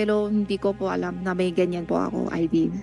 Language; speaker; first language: Filipino; non-native, learner; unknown